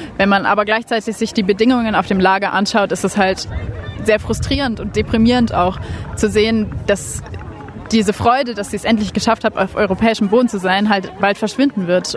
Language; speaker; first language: German; native; German